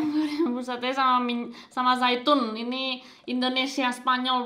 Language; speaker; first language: Indonesian; non-native, fluent; Spanish